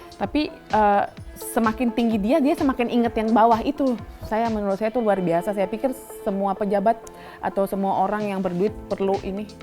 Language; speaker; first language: Indonesian; native; Indonesian